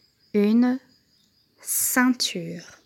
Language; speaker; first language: French; native; French